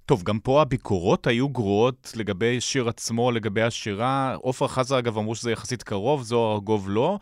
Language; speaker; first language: Hebrew; native; Hebrew